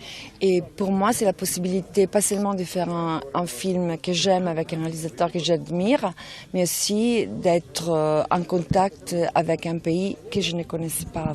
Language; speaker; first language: French; non-native, fluent; Italian